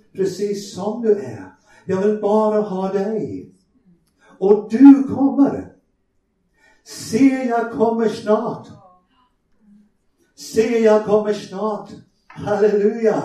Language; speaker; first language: Swedish; non-native, fluent; English